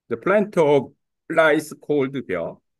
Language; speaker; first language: English; non-native, learner; Korean